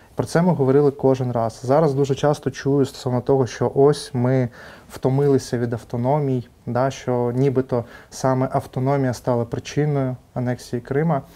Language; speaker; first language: Ukrainian; non-native, local second language; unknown